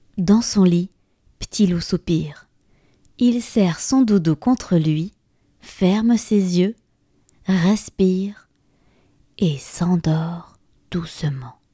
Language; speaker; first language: French; native; French